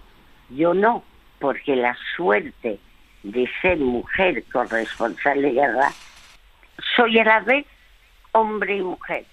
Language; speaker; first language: Spanish; early bilingual, other home language; French